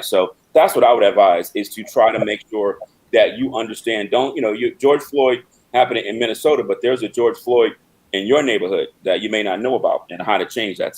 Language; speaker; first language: English; native; English